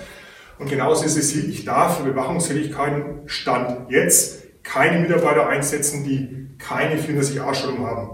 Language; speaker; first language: German; native; German